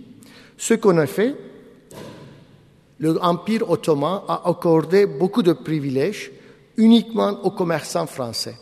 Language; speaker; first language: French; non-native, fluent; Turkish